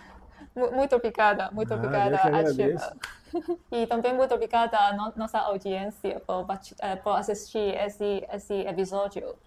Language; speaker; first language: Portuguese; non-native, fluent; Chinese